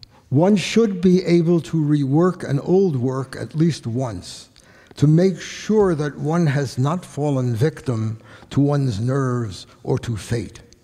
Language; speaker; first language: English; native; English